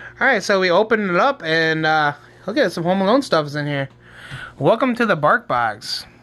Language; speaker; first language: English; native; English